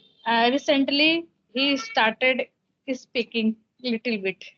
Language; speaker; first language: English; non-native, local second language; Hindi